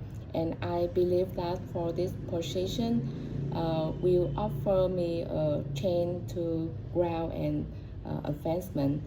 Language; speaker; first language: English; non-native, learner; Vietnamese